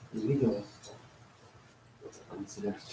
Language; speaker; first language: Russian; native; Russian